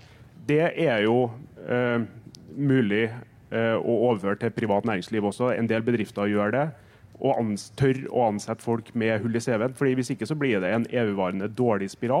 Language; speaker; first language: Norwegian; native; Norwegian